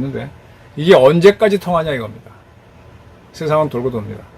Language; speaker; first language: Korean; native; Korean